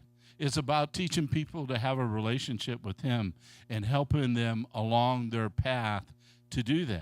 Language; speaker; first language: English; native; English